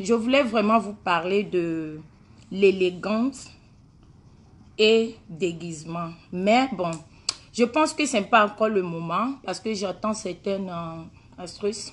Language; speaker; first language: French; non-native, local second language; Ewe